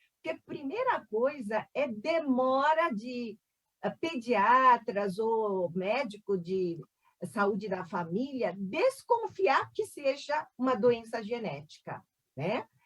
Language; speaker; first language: Portuguese; non-native, fluent; Korean